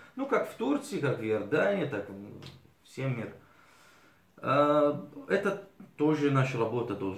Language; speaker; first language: Russian; early bilingual, heritage; Arabic